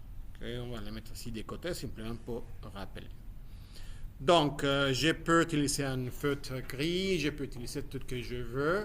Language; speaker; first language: French; non-native, fluent; Spanish